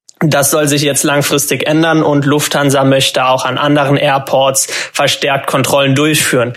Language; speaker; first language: German; native; German